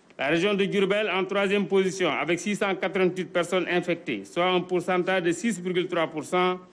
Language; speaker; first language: French; non-native, local second language; Wolof